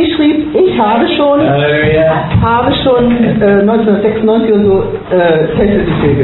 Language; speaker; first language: German; native; German